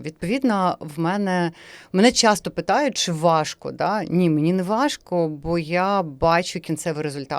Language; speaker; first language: Ukrainian; native; Ukrainian